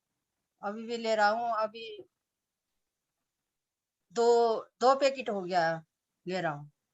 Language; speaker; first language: Hindi; non-native, local second language; Nepali